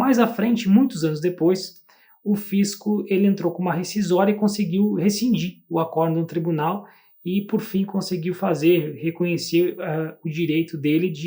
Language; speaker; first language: Portuguese; native; Portuguese